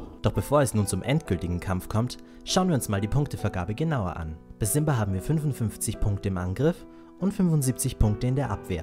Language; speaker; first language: German; native; German